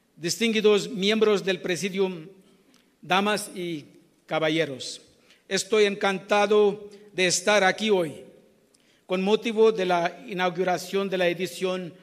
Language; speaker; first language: Spanish; non-native, fluent; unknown